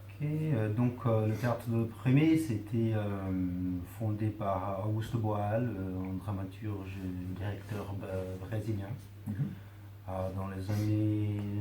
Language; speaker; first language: French; non-native, fluent; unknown